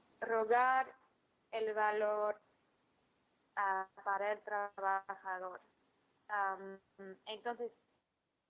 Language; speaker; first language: Spanish; non-native, fluent; English